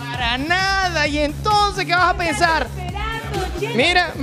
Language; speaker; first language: Spanish; native; Spanish